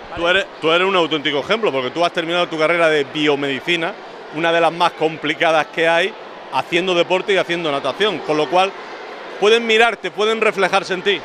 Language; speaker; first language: Spanish; native; Spanish